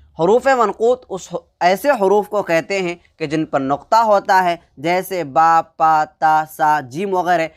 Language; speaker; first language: Hindi; native; Hindi